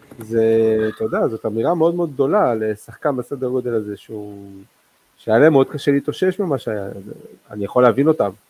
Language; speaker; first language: Hebrew; non-native, local second language; Arabic